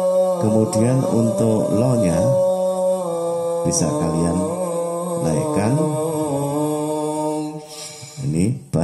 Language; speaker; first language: Indonesian; native; Indonesian